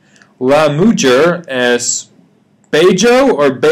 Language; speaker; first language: Spanish; non-native, learner; English